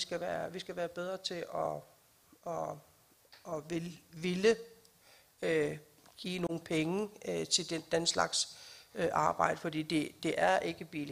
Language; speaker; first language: Danish; non-native, local second language; Kalaallisut